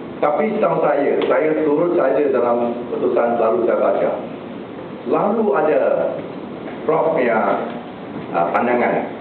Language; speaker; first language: Malay; non-native, local second language; Chinese